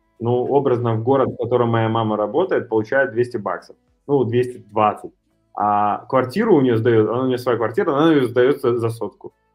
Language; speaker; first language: Russian; native; Russian